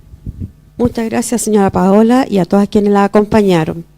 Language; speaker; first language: Spanish; native; Spanish